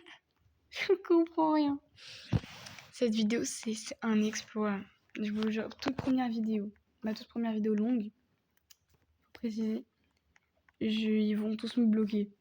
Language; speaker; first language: French; native; French